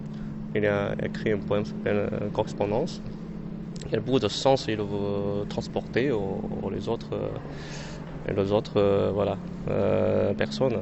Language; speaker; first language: French; non-native, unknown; Chinese